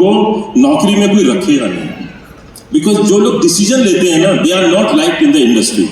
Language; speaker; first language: Hindi; native; Hindi